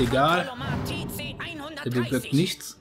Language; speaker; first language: German; native; German